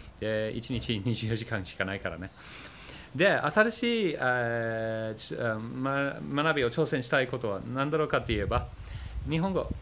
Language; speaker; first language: Japanese; non-native, fluent; English